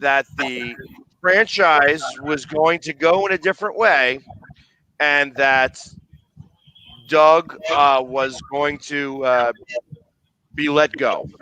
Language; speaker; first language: English; native; English